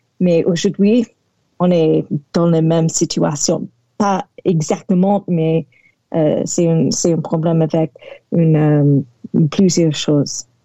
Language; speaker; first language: French; non-native, learner; English